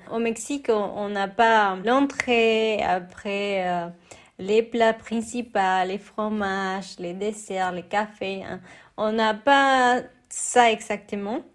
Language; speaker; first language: French; non-native, fluent; Spanish